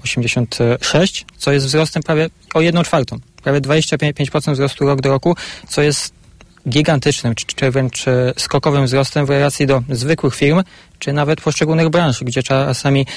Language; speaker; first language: Polish; native; Polish